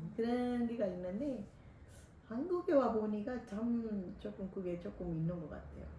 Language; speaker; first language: Korean; non-native, fluent; Sinhala